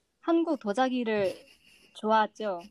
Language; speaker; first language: Korean; non-native, learner; English